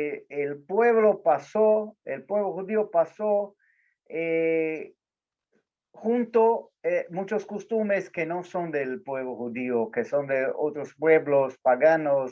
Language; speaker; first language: Spanish; non-native, learner; Portuguese